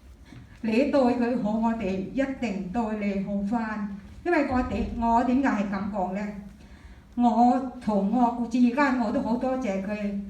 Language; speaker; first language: Cantonese; non-native, fluent; Thai